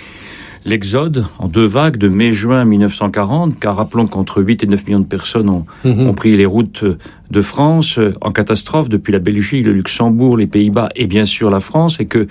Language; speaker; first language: French; native; French